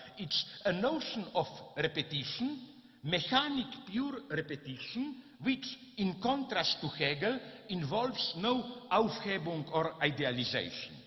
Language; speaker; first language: English; non-native, fluent; Slovenian